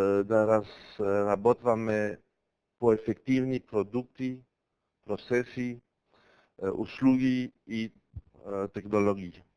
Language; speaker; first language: Bulgarian; non-native, learner; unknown